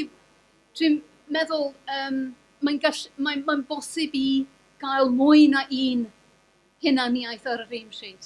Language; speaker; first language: Welsh; non-native, fluent; English